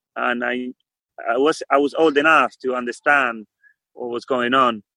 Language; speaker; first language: English; non-native, fluent; Spanish